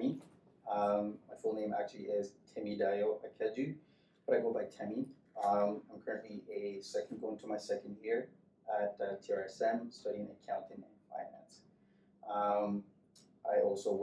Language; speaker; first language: English; non-native, local second language; Yoruba